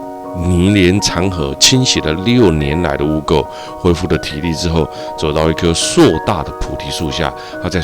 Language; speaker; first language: Chinese; native; Chinese